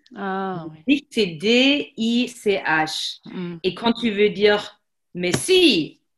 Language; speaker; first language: French; non-native, fluent; German